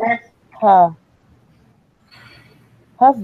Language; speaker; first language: English; non-native, learner; Spanish